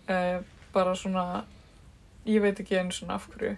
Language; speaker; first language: Icelandic; native; Icelandic